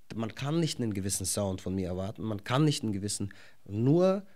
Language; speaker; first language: German; native; German